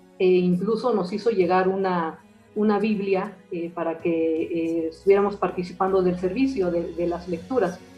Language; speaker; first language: Spanish; native; Spanish